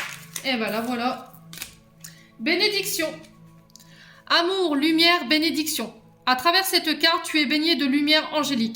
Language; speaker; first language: French; native; French